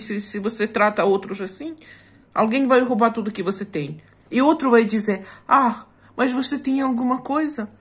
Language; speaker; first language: Portuguese; non-native, fluent; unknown